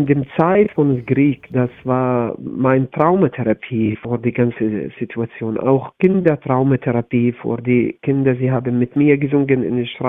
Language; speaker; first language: German; non-native, learner; Arabic